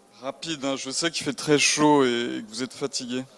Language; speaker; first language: French; native; French